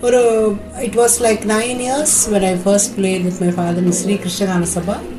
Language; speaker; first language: English; non-native, local second language; Tamil